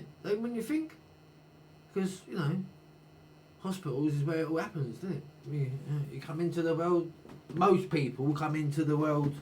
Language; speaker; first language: English; native; English